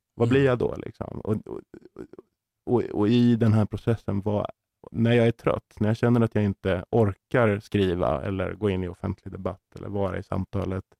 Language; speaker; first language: Swedish; native; Swedish